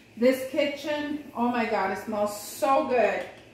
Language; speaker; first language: English; native; English